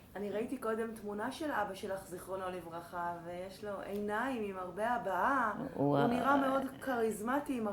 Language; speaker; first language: Hebrew; native; Hebrew